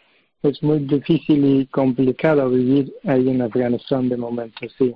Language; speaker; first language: Spanish; non-native, learner; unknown